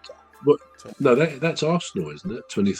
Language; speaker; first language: English; native; English